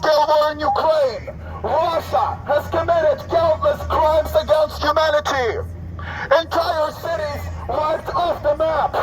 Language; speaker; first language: English; non-native, fluent; Ukrainian